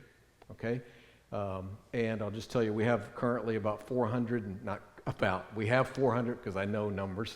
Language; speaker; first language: English; native; English